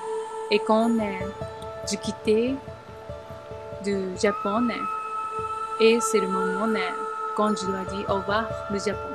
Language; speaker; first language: French; non-native, learner; Japanese